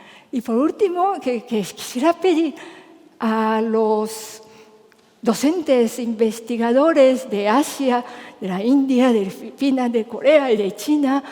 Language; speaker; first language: Spanish; non-native, fluent; Japanese